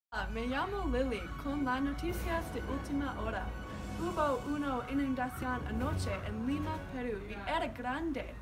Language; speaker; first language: Spanish; non-native, learner; English